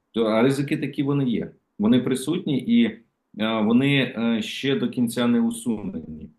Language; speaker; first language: Ukrainian; native; Ukrainian